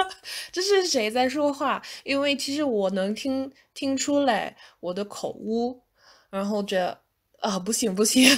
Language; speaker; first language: Chinese; non-native, fluent; English